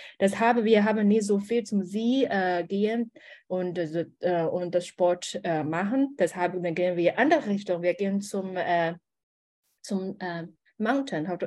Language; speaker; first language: German; non-native, learner; Chinese